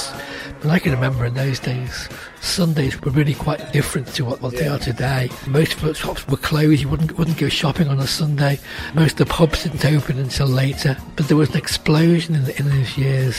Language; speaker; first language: English; native; English